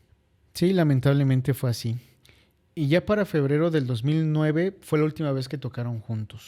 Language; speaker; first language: Spanish; native; Spanish